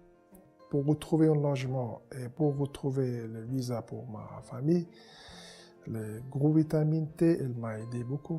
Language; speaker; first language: French; non-native, learner; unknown